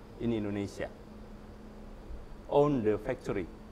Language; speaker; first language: English; non-native, learner; Indonesian